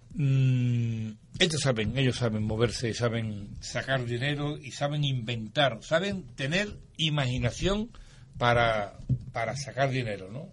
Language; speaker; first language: Spanish; native; Spanish